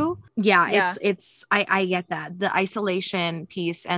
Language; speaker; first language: English; native; English